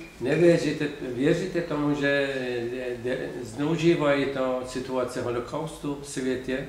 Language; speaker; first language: Czech; non-native, fluent; Persian